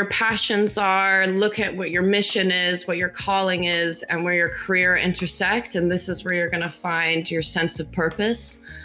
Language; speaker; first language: English; native; English